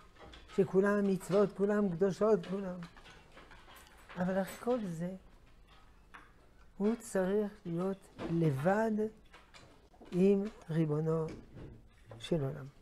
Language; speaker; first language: Hebrew; non-native, fluent; French